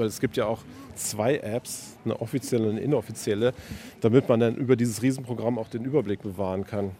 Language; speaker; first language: German; native; German